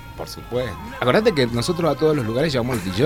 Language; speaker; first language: Spanish; native; Spanish